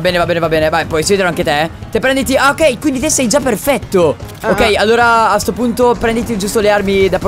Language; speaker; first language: Italian; native; Italian